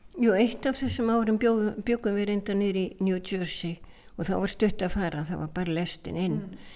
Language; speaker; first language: Icelandic; native; Icelandic